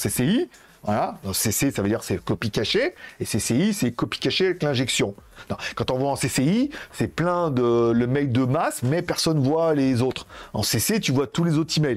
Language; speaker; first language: French; native; French